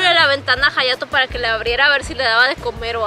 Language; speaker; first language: Spanish; native; Spanish